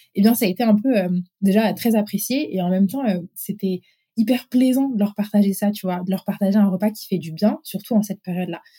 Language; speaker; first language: French; early bilingual, other home language; Arabic